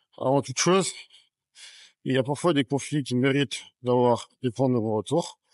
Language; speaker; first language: French; native; French